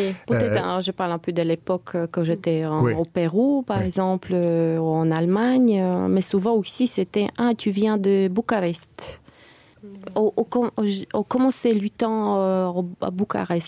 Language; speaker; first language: French; non-native, fluent; Bulgarian